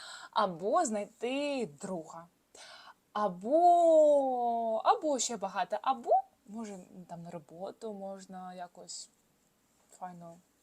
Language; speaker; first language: Ukrainian; non-native, fluent; Russian